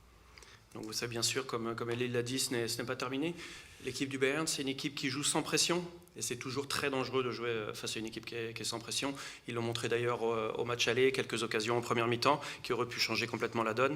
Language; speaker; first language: French; native; French